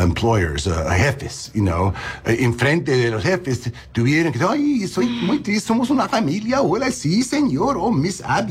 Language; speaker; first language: Spanish; non-native, learner; English